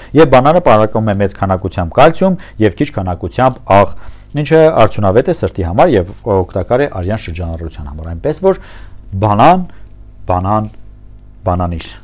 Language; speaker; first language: Armenian; native; Armenian